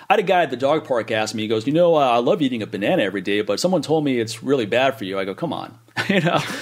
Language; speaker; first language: English; native; English